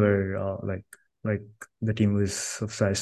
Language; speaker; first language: English; non-native, local second language; Kannada